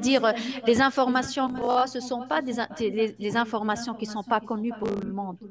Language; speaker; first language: French; non-native, fluent; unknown